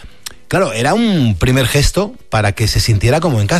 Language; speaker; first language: Spanish; native; Spanish